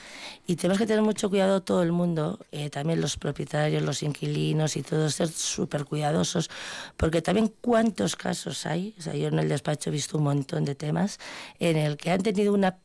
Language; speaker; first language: Spanish; native; Spanish